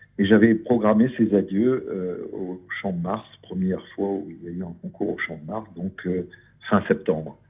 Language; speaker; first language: French; native; French